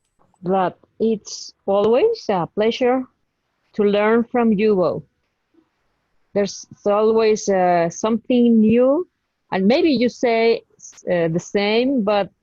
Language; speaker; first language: English; non-native, fluent; Spanish